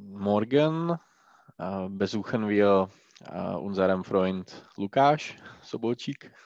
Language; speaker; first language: German; non-native, learner; Czech